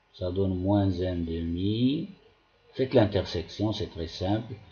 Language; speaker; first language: French; non-native, local second language; Arabic